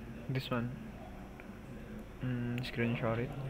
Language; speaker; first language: English; non-native, learner; Indonesian